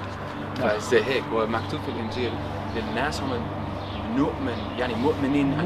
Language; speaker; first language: Arabic; non-native, learner; English